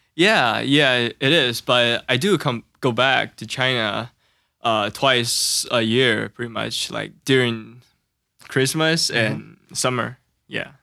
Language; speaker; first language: English; non-native, learner; Chinese